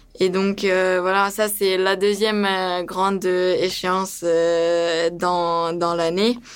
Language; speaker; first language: French; early bilingual, other home language; Romanian